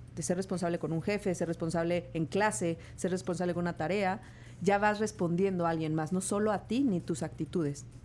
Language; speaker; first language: Spanish; native; Spanish